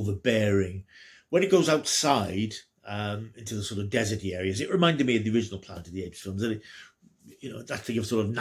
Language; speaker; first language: English; native; English